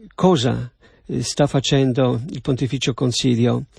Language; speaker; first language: Italian; non-native, fluent; Polish